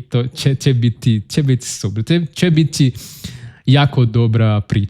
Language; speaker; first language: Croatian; non-native, learner; Portuguese